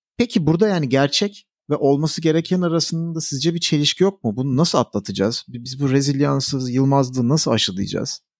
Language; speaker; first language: Turkish; native; Turkish